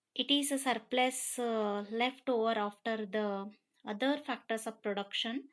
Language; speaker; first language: English; non-native, local second language; Kannada